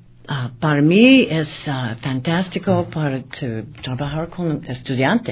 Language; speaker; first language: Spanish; non-native, learner; English